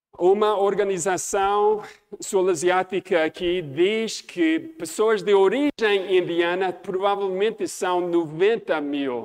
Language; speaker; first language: Portuguese; non-native, fluent; English